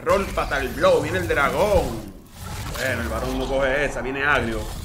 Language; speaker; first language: Spanish; native; Spanish